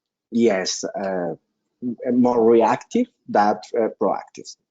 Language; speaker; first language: English; non-native, local second language; Spanish